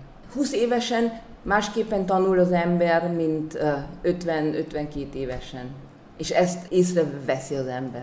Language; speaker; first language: Hungarian; non-native, fluent; German